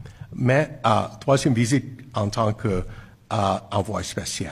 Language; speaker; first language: French; non-native, fluent; English